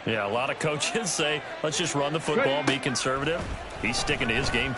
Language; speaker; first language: English; native; English